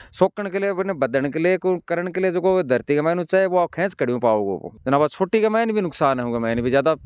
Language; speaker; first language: Hindi; native; Hindi